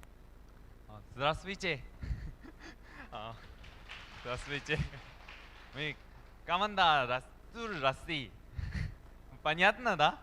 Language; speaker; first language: Russian; non-native, learner; Korean